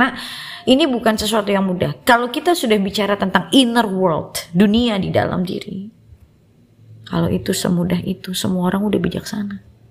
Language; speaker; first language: Indonesian; native; Indonesian